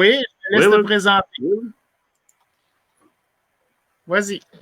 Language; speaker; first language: French; native; French